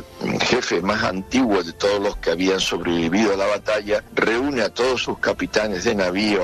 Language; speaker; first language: Spanish; native; Spanish